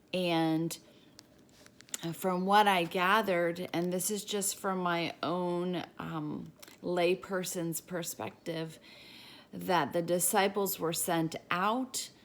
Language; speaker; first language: English; native; English